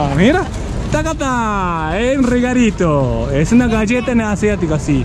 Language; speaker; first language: Spanish; non-native, learner; Japanese